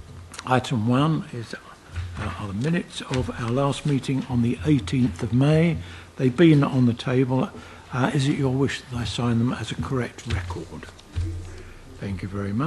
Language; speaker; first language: English; native; English